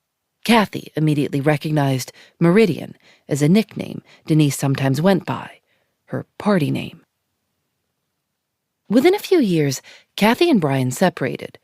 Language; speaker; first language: English; native; English